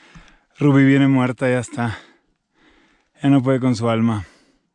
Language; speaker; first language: Spanish; native; Spanish